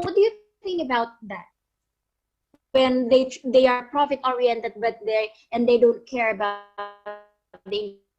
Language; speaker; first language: English; non-native, learner; Indonesian